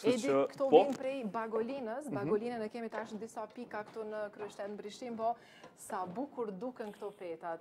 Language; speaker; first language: Albanian; native; Albanian